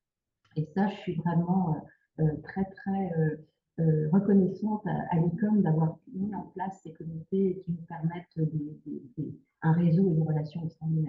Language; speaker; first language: French; native; French